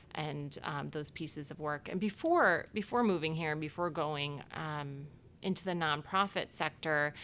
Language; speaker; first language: English; native; English